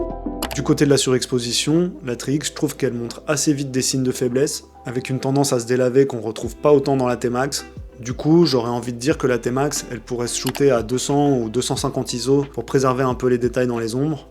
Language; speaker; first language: French; native; French